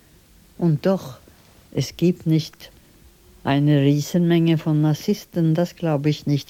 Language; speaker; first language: German; non-native, fluent; Swedish